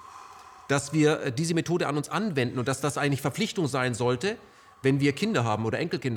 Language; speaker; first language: German; native; German